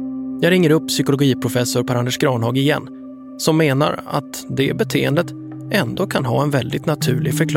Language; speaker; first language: Swedish; native; Swedish